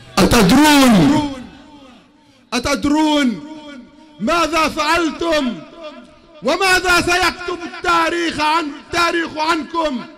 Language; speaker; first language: Arabic; native; Arabic